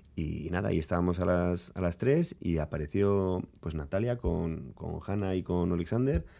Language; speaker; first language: Spanish; native; Spanish